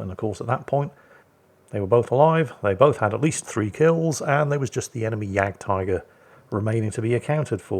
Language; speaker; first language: English; native; English